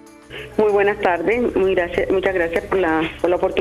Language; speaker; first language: Spanish; native; Spanish